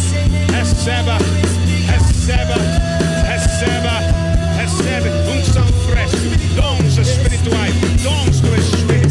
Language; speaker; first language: Portuguese; non-native, learner; English